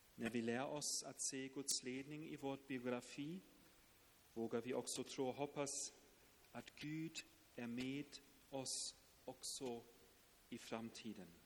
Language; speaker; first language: Swedish; non-native, fluent; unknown